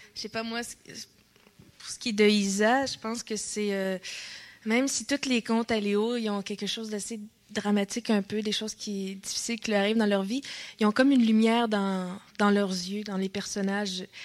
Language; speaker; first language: French; native; French